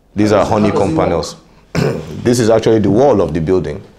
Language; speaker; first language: English; non-native, local second language; Hausa